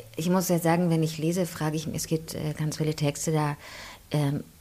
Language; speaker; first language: German; native; German